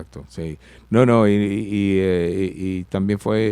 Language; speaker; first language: Spanish; early bilingual, heritage; Spanish